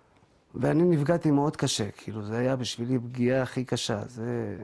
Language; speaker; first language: Hebrew; native; Hebrew